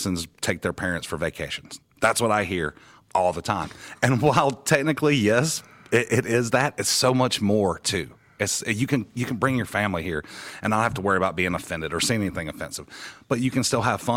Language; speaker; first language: English; native; English